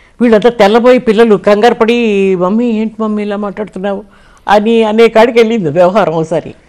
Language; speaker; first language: Telugu; non-native, local second language; Kannada